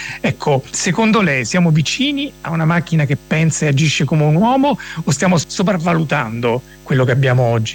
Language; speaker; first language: Italian; native; Italian